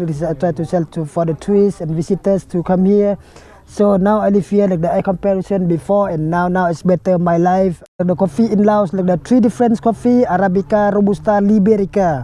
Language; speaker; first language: English; non-native, learner; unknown